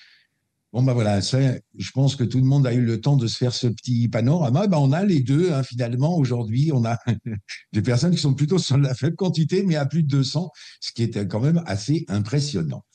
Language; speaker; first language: French; native; French